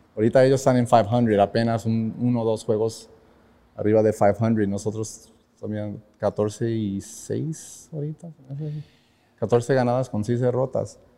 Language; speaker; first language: Spanish; early bilingual, heritage; Spanish